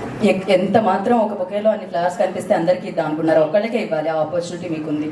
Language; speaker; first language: Telugu; native; Telugu